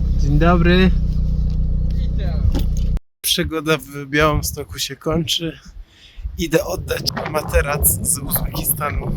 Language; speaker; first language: Polish; non-native, fluent; Persian